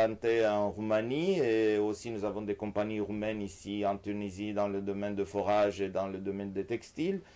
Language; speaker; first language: French; non-native, fluent; Romanian